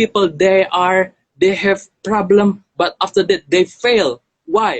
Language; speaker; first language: English; non-native, learner; Indonesian